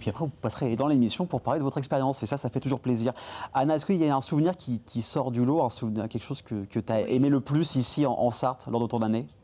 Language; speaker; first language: French; native; French